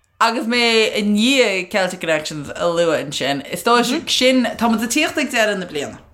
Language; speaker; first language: Irish; non-native, local second language; English